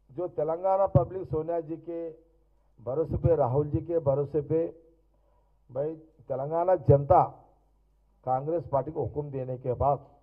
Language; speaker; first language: Hindi; non-native, local second language; Telugu